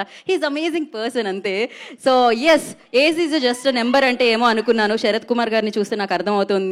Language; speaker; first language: Telugu; native; Telugu